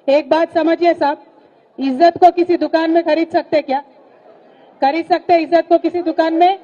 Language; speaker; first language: Hindi; non-native, local second language; Telugu